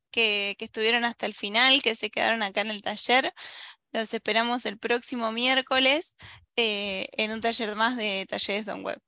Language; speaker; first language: Spanish; native; Spanish